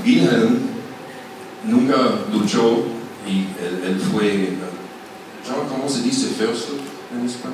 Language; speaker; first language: Spanish; non-native, fluent; German